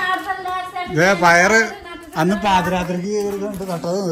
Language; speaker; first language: Malayalam; native; Malayalam